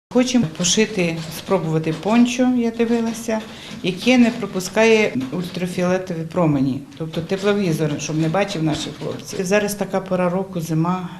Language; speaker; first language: Ukrainian; native; Ukrainian